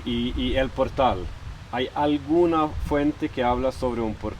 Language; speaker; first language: Spanish; non-native, fluent; Swedish